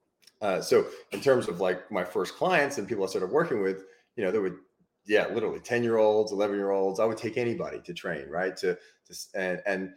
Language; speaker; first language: English; native; English